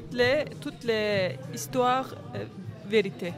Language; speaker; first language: French; non-native, learner; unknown